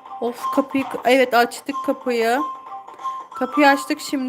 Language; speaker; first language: Turkish; native; Turkish